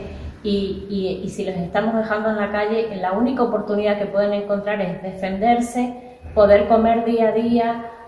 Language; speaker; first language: Spanish; native; Spanish